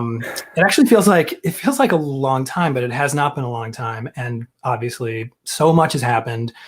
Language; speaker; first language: English; native; English